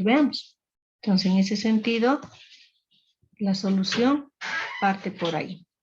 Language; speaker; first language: Spanish; native; Spanish